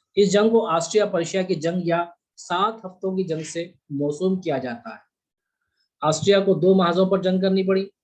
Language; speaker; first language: Urdu; native; Urdu